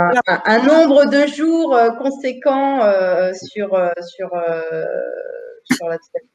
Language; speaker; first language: French; native; French